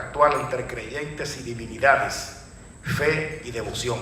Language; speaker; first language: Spanish; native; Spanish